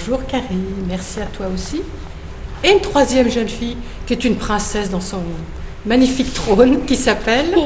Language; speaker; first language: French; native; French